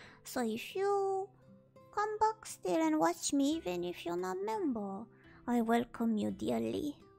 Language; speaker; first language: English; non-native, fluent; Japanese